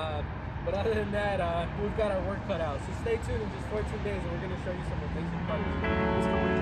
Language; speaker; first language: English; native; English